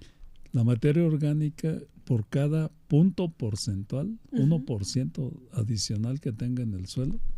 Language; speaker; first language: Spanish; native; Spanish